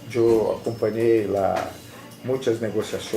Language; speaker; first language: Spanish; non-native, fluent; Portuguese